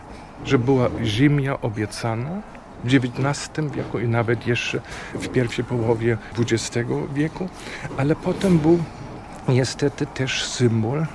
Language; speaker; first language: Polish; non-native, fluent; German